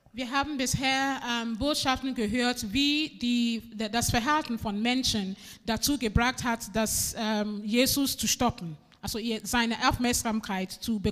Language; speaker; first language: German; non-native, fluent; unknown